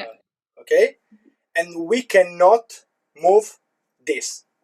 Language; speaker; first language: English; non-native, learner; Italian